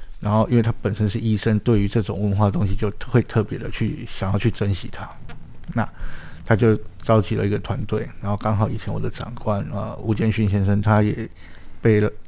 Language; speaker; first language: Chinese; native; Chinese